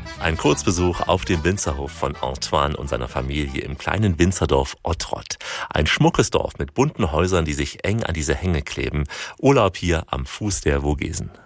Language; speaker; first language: German; native; German